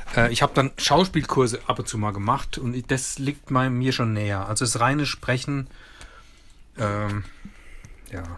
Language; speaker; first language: German; native; German